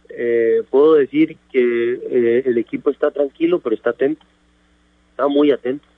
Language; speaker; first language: Spanish; native; Spanish